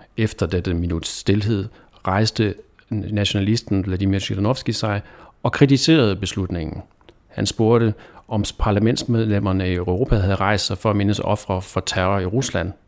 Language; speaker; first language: Danish; native; Danish